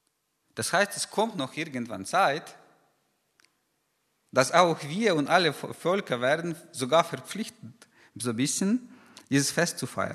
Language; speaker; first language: German; non-native, fluent; Ukrainian